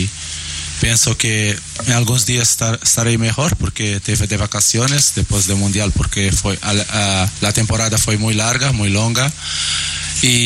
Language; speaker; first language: Spanish; non-native, learner; Portuguese